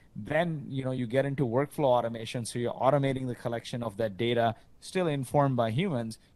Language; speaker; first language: English; early bilingual, other home language; Arabic